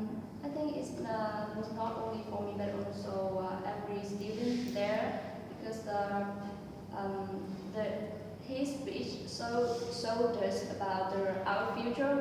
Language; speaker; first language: English; non-native, fluent; Vietnamese